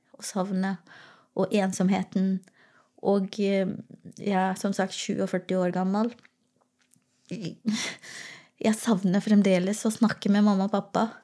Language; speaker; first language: Norwegian; early bilingual, other home language; Portuguese